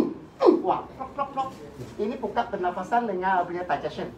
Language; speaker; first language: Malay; non-native, local second language; Cantonese